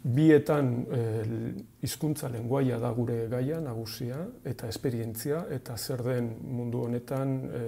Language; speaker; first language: Basque; non-native, local second language; Spanish